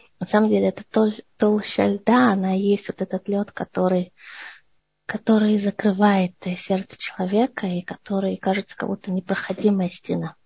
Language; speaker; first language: Russian; early bilingual, heritage; Russian